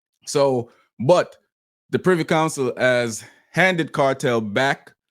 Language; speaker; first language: English; native; English